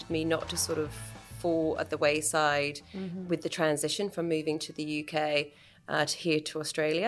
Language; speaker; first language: English; native; English